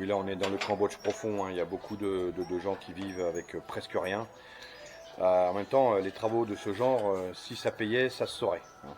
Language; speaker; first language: French; native; French